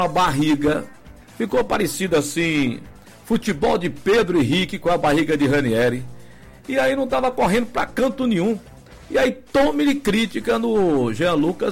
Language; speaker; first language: Portuguese; native; Portuguese